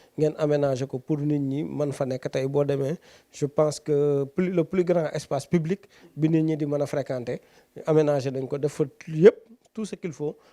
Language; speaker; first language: Wolof; native; Wolof